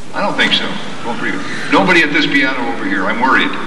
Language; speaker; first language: English; native; English